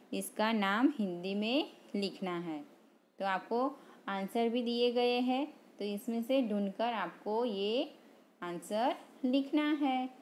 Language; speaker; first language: Hindi; non-native, local second language; Gujarati